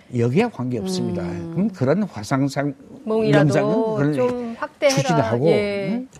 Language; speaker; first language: Korean; native; Korean